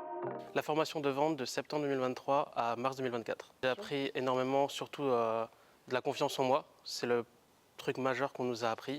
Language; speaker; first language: French; native; French